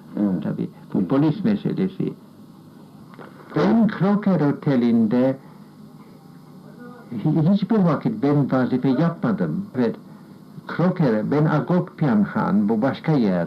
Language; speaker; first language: Turkish; non-native, fluent; English